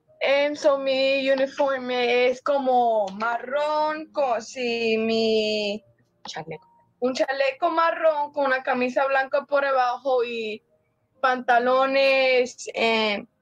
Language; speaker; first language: Spanish; early bilingual, heritage; Spanish